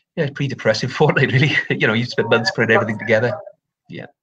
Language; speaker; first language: English; native; English